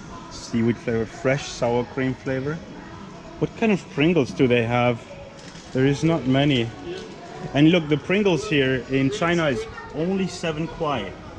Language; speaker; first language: English; non-native, fluent; German